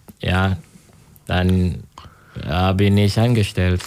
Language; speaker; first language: German; non-native, learner; Kinyarwanda